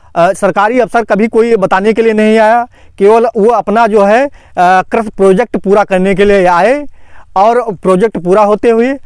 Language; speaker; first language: Hindi; native; Hindi